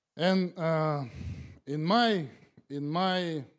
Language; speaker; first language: English; non-native, learner; Kazakh